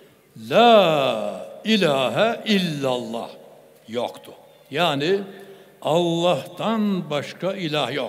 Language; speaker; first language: Turkish; native; Turkish